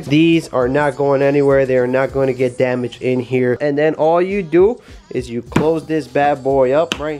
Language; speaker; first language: English; native; English